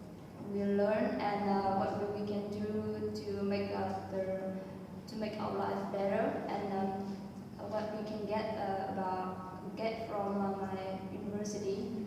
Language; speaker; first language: English; non-native, fluent; Vietnamese